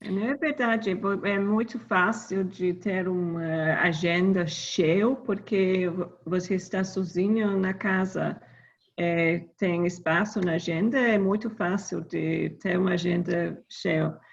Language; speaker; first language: Portuguese; non-native, learner; English